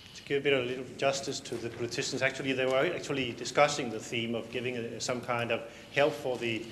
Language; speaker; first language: English; non-native, fluent; Danish